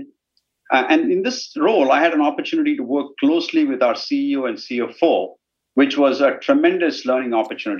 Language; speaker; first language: English; non-native, local second language; Tamil